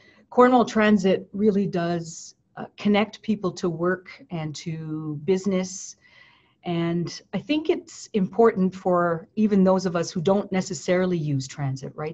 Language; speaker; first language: English; native; English